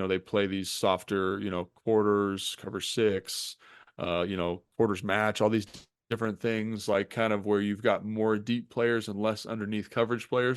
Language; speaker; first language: English; native; English